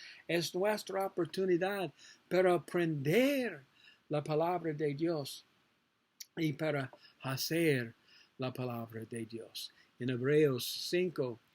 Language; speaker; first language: Spanish; non-native, learner; English